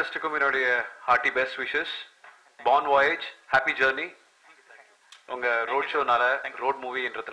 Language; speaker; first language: Tamil; native; Tamil